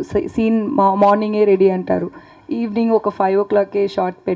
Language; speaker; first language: Telugu; non-native, learner; Tamil